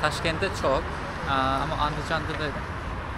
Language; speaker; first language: Turkish; non-native, learner; Uzbek